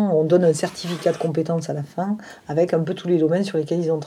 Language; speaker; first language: French; native; French